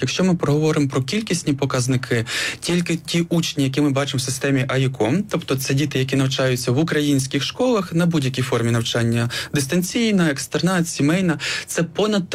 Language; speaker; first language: Ukrainian; native; Ukrainian